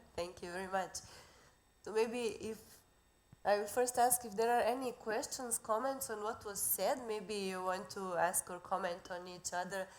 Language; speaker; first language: English; non-native, fluent; Slovenian